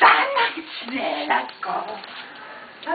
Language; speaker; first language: Filipino; non-native, learner; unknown